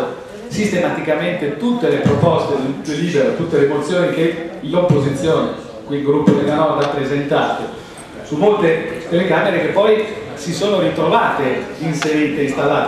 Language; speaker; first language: Italian; native; Italian